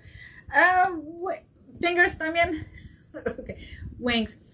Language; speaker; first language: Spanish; early bilingual, heritage; Spanish